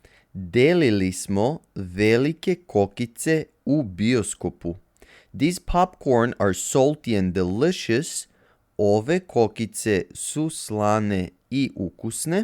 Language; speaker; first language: Serbian; native; Serbian